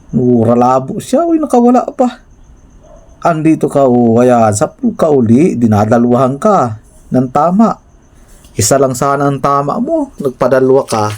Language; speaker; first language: Filipino; native; Filipino